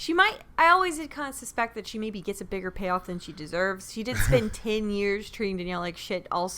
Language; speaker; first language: English; native; English